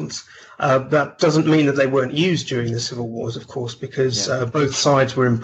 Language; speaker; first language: English; native; English